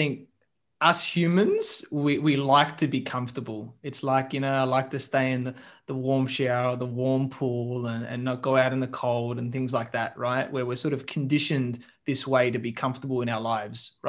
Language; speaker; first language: English; native; English